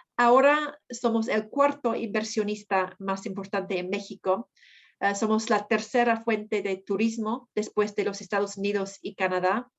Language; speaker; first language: Spanish; non-native, fluent; English